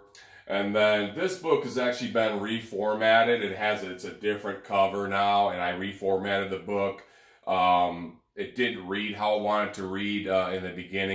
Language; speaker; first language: English; native; English